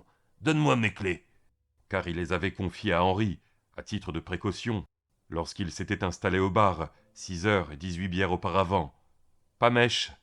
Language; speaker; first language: French; native; French